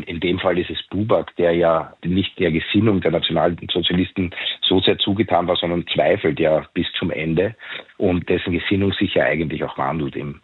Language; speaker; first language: German; native; German